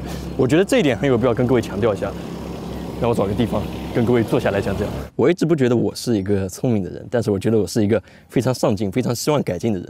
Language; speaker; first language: Chinese; native; Chinese